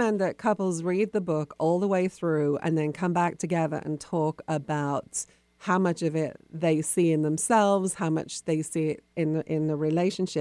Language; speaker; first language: English; native; English